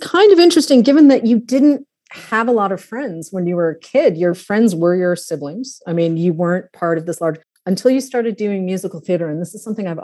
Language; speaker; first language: English; native; English